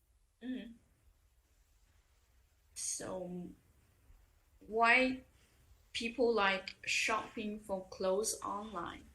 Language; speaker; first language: English; non-native, fluent; Vietnamese